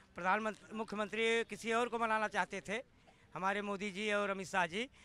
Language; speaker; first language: Hindi; native; Hindi